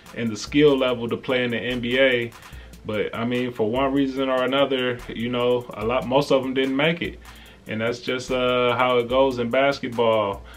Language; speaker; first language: English; native; English